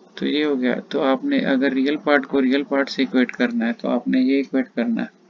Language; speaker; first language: Hindi; non-native, local second language; Punjabi